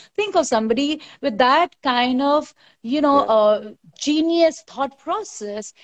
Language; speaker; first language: English; non-native, local second language; Hindi